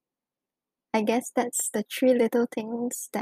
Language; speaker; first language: English; non-native, local second language; Chinese